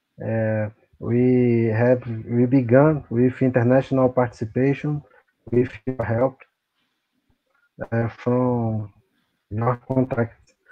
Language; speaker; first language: English; non-native, learner; Portuguese